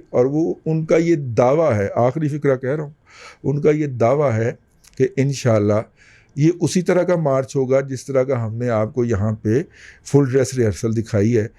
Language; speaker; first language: Urdu; non-native, local second language; Punjabi